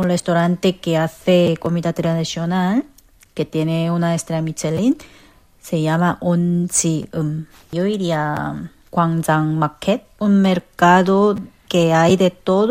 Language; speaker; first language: Spanish; non-native, fluent; Korean